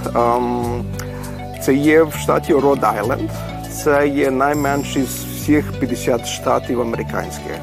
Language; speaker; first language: Ukrainian; early bilingual, heritage; Ukrainian